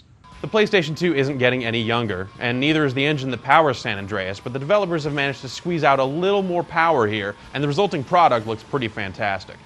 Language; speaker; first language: English; native; English